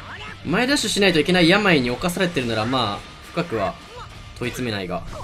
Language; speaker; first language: Japanese; native; Japanese